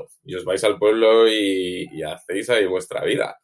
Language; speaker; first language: Spanish; native; Spanish